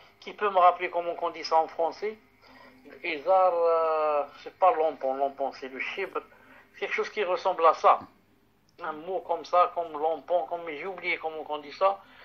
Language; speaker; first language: French; non-native, local second language; Arabic